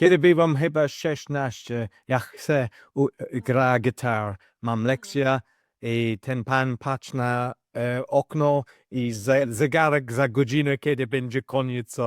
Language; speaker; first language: Polish; non-native, learner; English